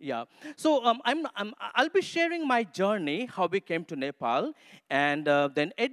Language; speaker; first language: English; non-native, local second language; Nepali